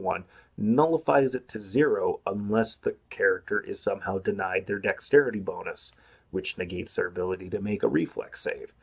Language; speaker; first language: English; native; English